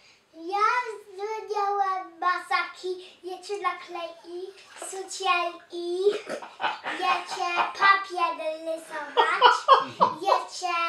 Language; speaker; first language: Polish; early bilingual, heritage; Polish